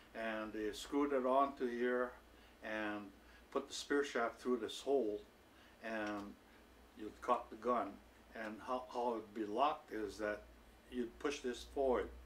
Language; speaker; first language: English; native; English